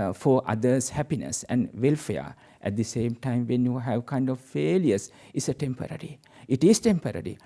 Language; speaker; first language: English; non-native, local second language; Sinhala